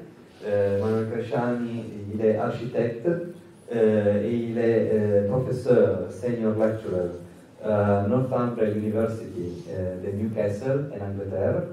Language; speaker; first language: French; non-native, fluent; Italian